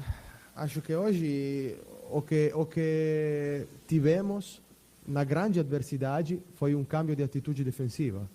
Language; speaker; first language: Portuguese; non-native, fluent; Italian